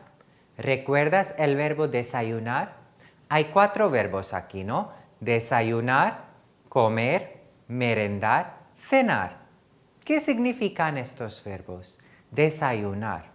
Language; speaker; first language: Spanish; non-native, fluent; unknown